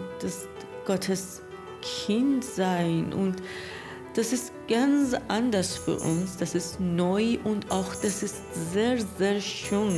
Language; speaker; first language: German; non-native, learner; Persian